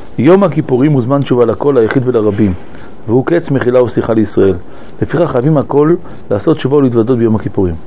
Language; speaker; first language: Hebrew; early bilingual, other home language; French